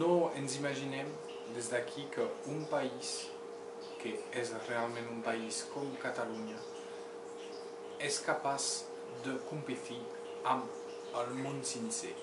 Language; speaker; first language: Catalan; non-native, local second language; French